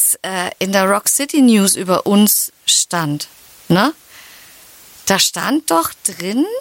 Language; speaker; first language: German; native; German